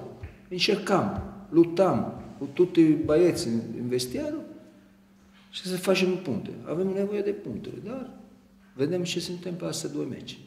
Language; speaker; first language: Romanian; non-native, learner; Italian